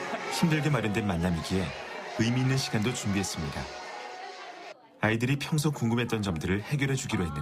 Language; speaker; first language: Korean; native; Korean